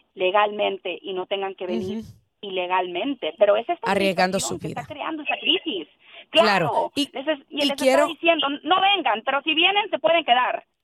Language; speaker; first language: Spanish; native; Spanish